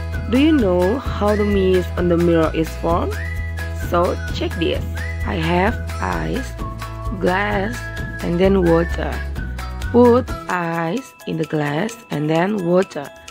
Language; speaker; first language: English; non-native, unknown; Indonesian